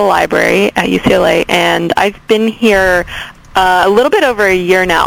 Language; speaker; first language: English; native; English